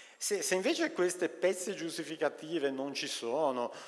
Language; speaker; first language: Italian; native; Italian